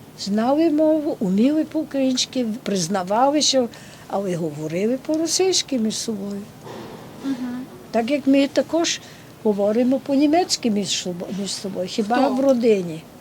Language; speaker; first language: Ukrainian; early bilingual, heritage; Ukrainian